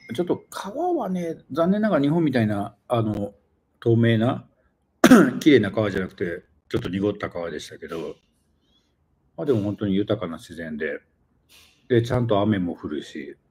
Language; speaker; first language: Japanese; native; Japanese